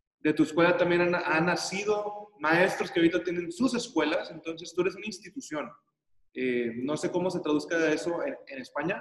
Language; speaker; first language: Spanish; native; Spanish